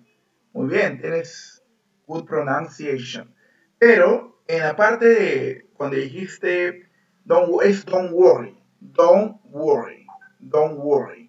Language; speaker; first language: Spanish; native; Spanish